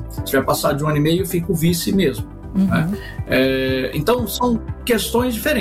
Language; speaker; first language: Portuguese; native; Portuguese